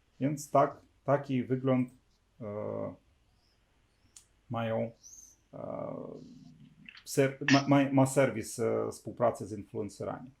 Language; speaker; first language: Polish; non-native, fluent; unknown